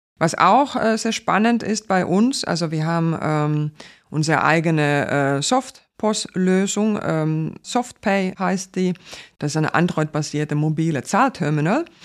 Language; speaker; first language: German; non-native, fluent; Finnish